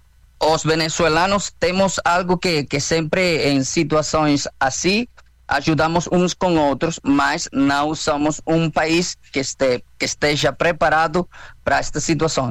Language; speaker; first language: Portuguese; non-native, fluent; Spanish